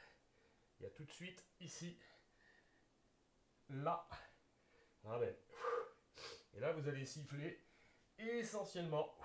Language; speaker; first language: French; native; French